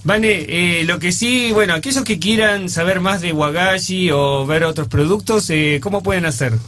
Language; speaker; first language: Spanish; native; Spanish